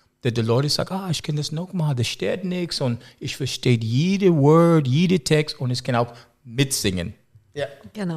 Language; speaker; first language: German; non-native, learner; English